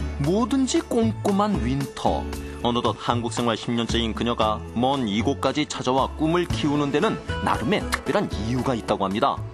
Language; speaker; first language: Korean; native; Korean